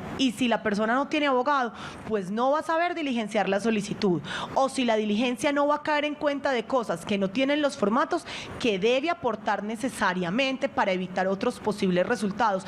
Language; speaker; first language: Spanish; native; Spanish